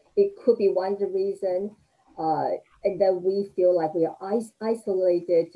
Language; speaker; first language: English; non-native, fluent; Chinese